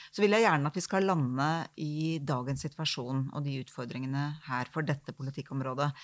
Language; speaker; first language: Norwegian; native; Norwegian